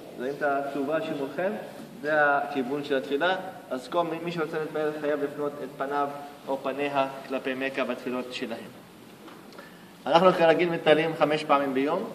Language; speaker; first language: Hebrew; non-native, local second language; Arabic